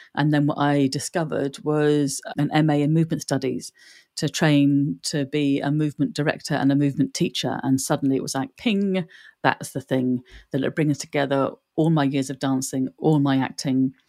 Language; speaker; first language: English; native; English